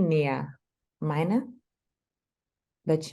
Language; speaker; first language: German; non-native, learner; Portuguese